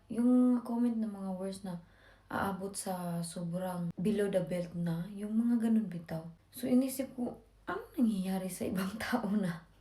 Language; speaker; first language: Filipino; non-native, local second language; Cebuano